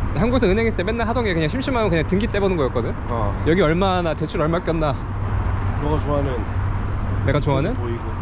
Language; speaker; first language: Korean; native; Korean